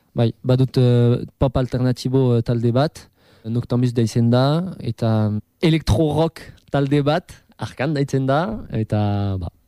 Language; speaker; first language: Basque; non-native, local second language; French